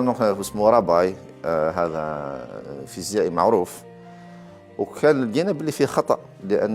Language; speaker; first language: Arabic; native; Arabic